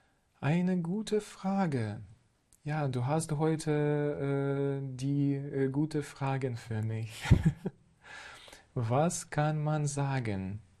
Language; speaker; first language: German; non-native, fluent; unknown